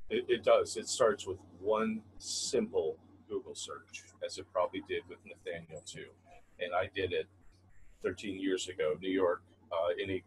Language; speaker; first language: English; native; English